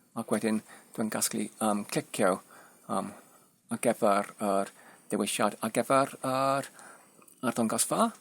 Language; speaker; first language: Welsh; non-native, learner; Polish